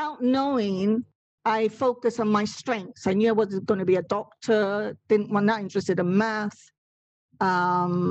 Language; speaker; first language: English; non-native, fluent; Spanish